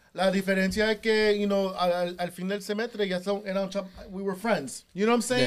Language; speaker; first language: English; early bilingual, other home language; Spanish